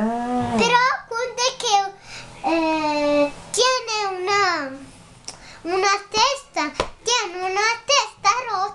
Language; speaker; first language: Spanish; early bilingual, heritage; Spanish